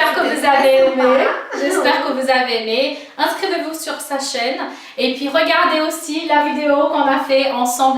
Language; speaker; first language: French; non-native, fluent; Portuguese